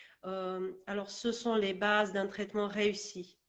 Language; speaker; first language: French; non-native, learner; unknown